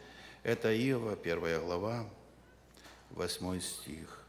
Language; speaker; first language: Russian; non-native, local second language; Ukrainian